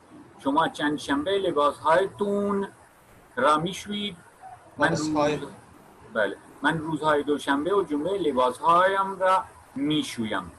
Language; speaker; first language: Persian; non-native, fluent; Urdu